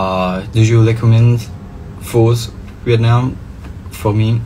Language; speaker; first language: English; non-native, learner; Thai